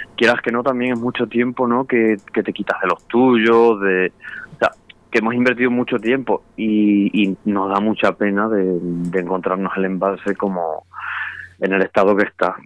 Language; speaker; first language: Spanish; native; Spanish